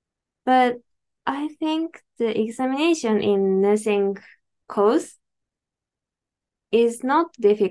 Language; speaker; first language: English; non-native, learner; Japanese